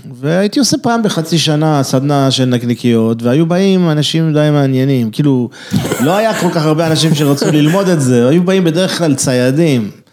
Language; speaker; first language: Hebrew; early bilingual, other home language; French